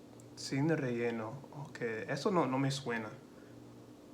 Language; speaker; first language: Spanish; non-native, learner; English